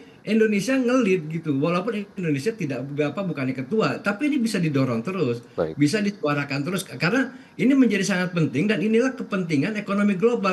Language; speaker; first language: Indonesian; native; Indonesian